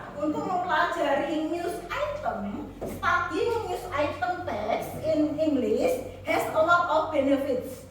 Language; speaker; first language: English; non-native, fluent; Indonesian